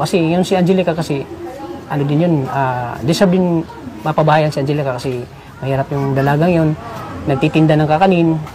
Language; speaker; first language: Filipino; non-native, local second language; Cebuano